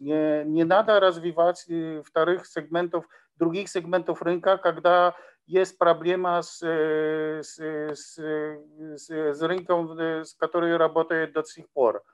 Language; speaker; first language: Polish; non-native, learner; Ukrainian